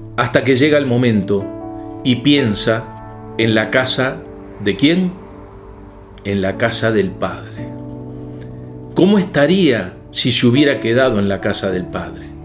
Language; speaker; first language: Spanish; native; Spanish